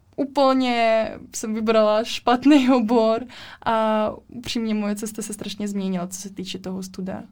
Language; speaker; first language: Czech; non-native, fluent; Russian